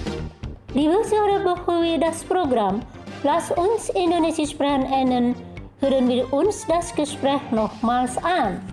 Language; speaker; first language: German; non-native, fluent; Indonesian